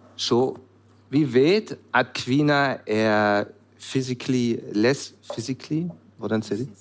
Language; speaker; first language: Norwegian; non-native, learner; German